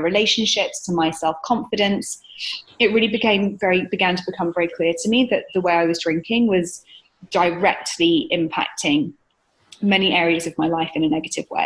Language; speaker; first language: English; native; English